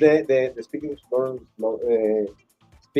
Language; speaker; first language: English; non-native, learner; Spanish